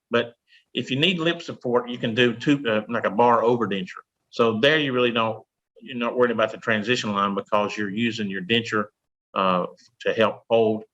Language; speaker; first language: English; native; English